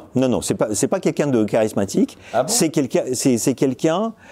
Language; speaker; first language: French; non-native, fluent; Russian